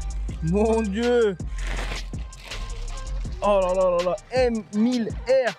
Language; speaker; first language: French; native; French